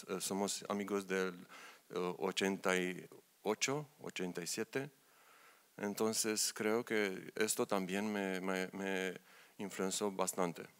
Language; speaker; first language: Spanish; non-native, learner; Romanian